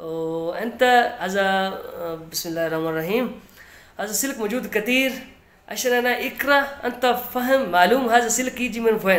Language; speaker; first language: Arabic; non-native, learner; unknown